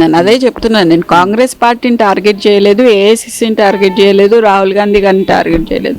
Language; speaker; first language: Telugu; native; Telugu